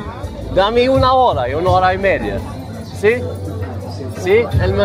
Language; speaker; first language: Spanish; non-native, fluent; Swedish